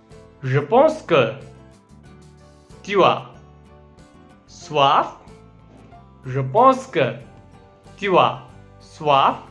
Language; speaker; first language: French; non-native, fluent; Hindi